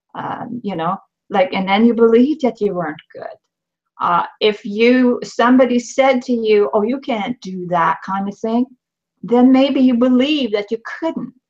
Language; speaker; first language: English; non-native, fluent; Swedish